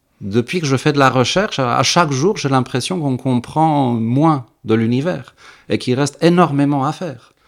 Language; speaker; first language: French; early bilingual, heritage; French